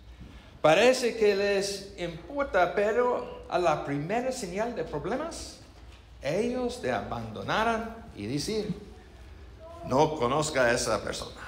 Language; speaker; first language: Spanish; non-native, learner; English